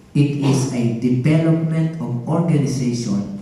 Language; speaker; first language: English; non-native, local second language; Filipino